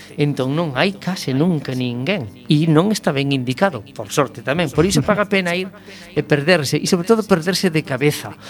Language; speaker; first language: Galician; native; Galician